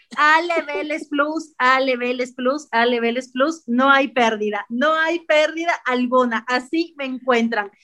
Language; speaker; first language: Spanish; native; Spanish